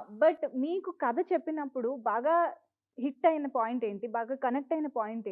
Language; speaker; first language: Telugu; native; Telugu